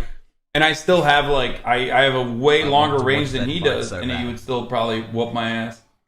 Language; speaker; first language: English; native; English